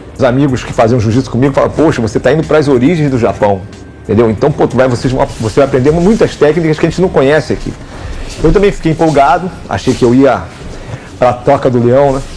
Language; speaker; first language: Portuguese; early bilingual, other home language; Japanese